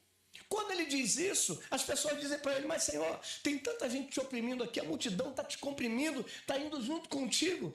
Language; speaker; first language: Portuguese; native; Portuguese